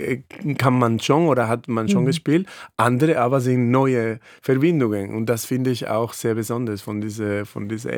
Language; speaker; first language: German; non-native, fluent; Spanish